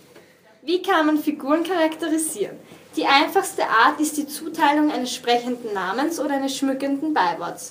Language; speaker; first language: German; native; German